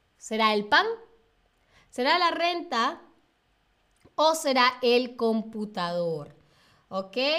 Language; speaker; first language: Spanish; native; Spanish